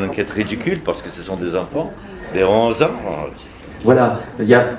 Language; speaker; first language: French; non-native, learner; Portuguese